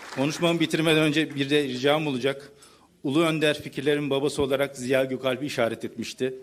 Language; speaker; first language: Turkish; native; Turkish